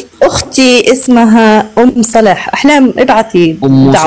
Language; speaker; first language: Arabic; native; Arabic